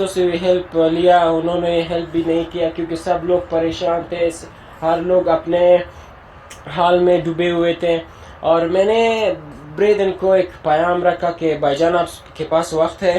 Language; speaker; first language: Hindi; non-native, learner; Persian